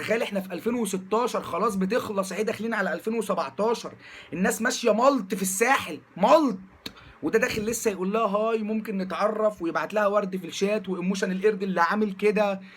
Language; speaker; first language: Arabic; native; Arabic